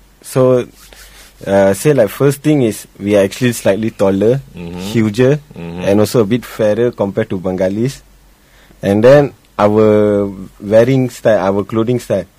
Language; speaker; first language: English; native; English